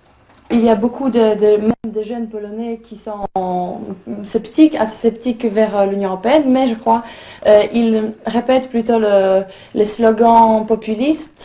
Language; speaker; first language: French; non-native, fluent; Polish